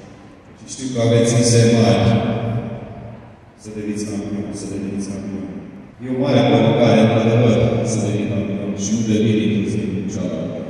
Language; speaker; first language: Romanian; non-native, local second language; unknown